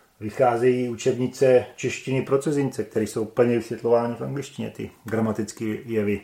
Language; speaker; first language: Czech; native; Czech